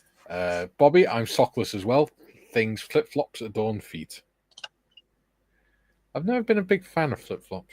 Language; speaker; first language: English; native; English